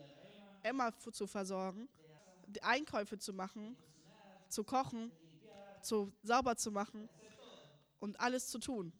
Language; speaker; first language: German; early bilingual, heritage; German